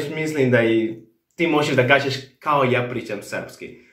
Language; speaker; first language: Serbian; non-native, learner; Spanish